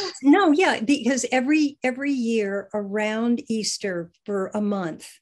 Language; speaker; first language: English; native; English